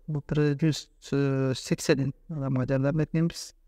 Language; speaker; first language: Russian; non-native, local second language; Kyrgyz